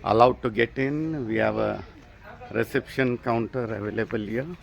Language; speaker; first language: English; non-native, local second language; Telugu